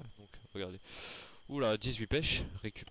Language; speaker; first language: French; native; French